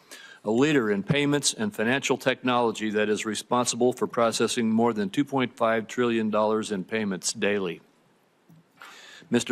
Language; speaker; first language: English; native; English